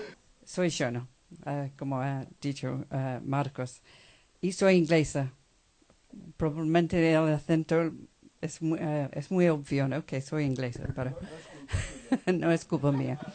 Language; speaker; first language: Spanish; non-native, fluent; English